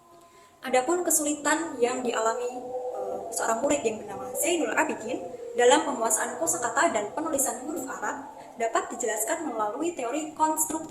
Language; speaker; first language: Indonesian; native; Indonesian